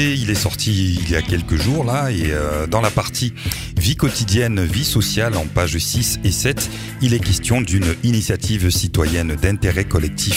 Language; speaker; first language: French; native; French